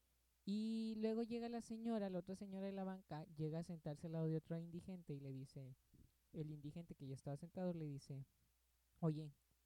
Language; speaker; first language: Spanish; native; Spanish